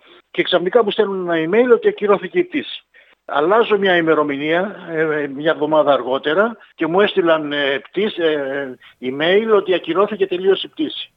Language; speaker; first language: Greek; native; Greek